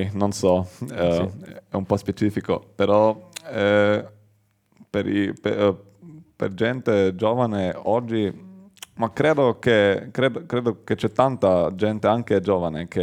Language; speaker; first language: Italian; non-native, learner; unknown